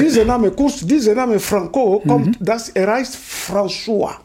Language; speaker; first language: German; non-native, fluent; Lingala